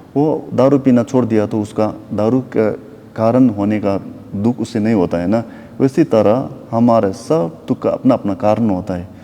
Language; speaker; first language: Hindi; non-native, local second language; Nepali